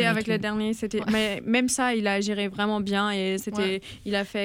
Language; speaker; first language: French; non-native, fluent; German